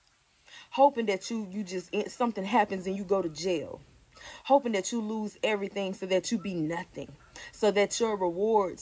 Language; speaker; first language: English; native; English